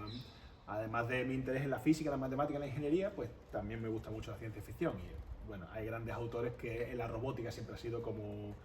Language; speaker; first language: Spanish; native; Spanish